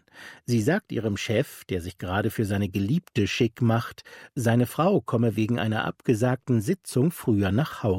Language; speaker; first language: German; native; German